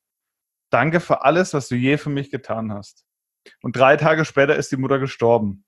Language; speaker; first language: German; native; German